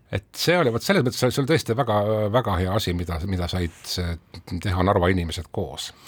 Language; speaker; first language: Estonian; non-native, local second language; Russian